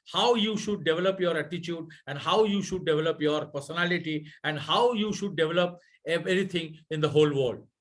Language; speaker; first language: Hindi; non-native, local second language; Bangla